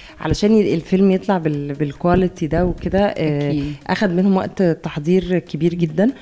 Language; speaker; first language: Arabic; native; Arabic